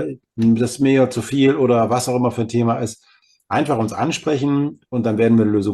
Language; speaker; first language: German; native; German